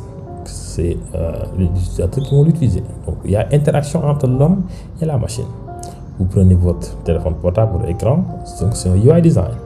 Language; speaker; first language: French; non-native, local second language; Wolof